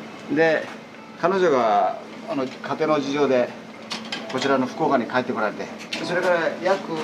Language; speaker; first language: Japanese; native; Japanese